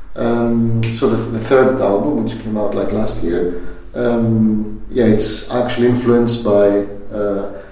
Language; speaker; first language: English; non-native, fluent; Greek